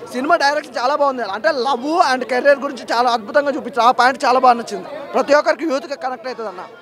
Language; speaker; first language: Telugu; native; Telugu